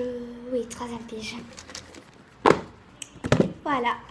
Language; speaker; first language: French; native; French